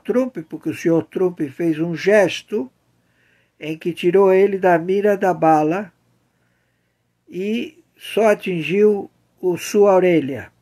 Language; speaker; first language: Portuguese; native; Portuguese